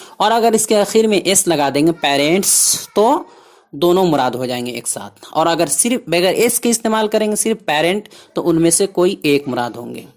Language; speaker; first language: Urdu; native; Urdu